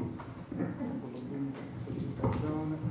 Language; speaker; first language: Italian; non-native, learner; Tibetan